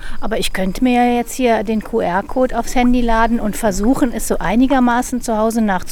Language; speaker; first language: German; native; German